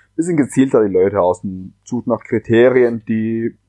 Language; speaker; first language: German; non-native, fluent; Spanish